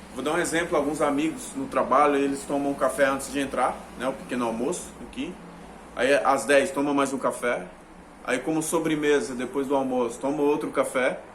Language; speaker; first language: Portuguese; native; Portuguese